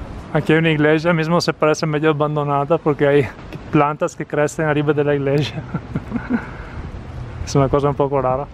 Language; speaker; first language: Spanish; non-native, fluent; Italian